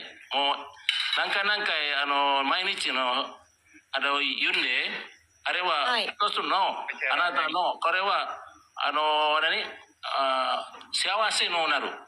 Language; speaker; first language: Japanese; non-native, learner; Indonesian